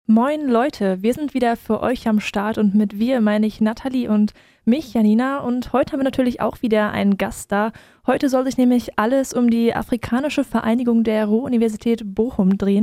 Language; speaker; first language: German; native; German